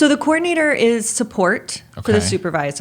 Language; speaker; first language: English; native; English